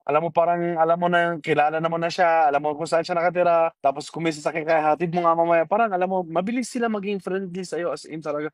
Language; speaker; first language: Filipino; non-native, fluent; Arabic